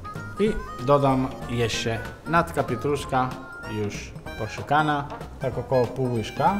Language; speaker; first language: Polish; non-native, learner; Italian